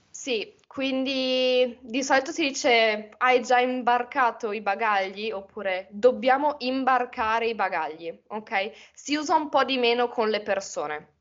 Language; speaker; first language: Italian; native; Italian